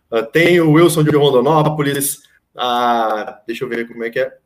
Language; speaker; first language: Portuguese; native; Portuguese